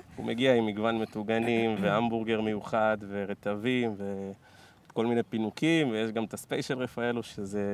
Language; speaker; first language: Hebrew; native; Hebrew